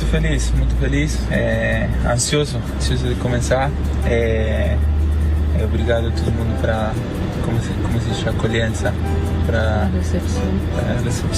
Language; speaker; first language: Portuguese; non-native, learner; Spanish